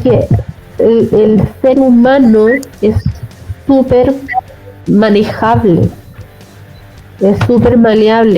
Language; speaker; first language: Spanish; native; Spanish